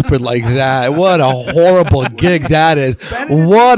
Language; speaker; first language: English; non-native, fluent; Hebrew